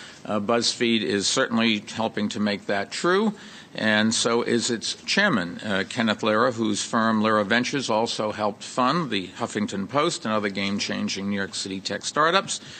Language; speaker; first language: English; native; English